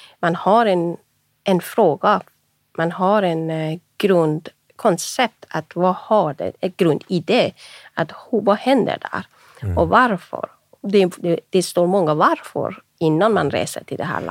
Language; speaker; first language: Swedish; non-native, fluent; Persian